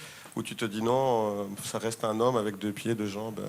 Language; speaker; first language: French; native; French